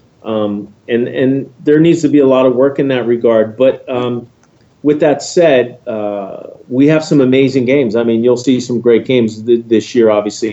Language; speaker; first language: English; native; English